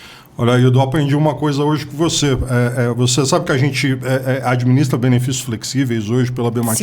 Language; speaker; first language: Portuguese; native; Portuguese